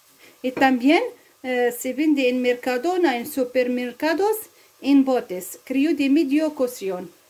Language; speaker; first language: Spanish; non-native, fluent; Arabic